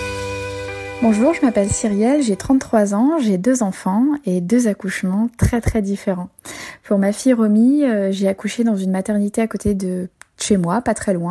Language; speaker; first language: French; native; French